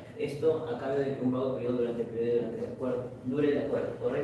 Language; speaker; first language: Spanish; native; Spanish